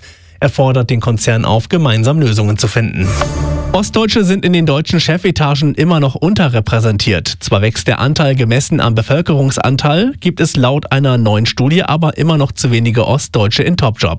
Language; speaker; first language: German; native; German